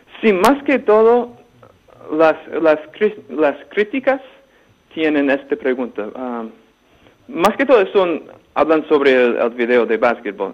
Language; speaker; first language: Spanish; non-native, fluent; English